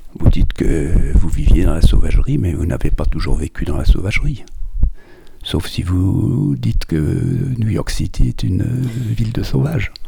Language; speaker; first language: French; native; French